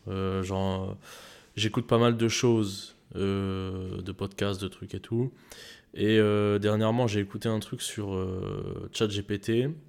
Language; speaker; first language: French; native; French